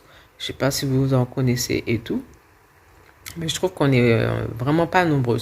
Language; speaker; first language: French; native; French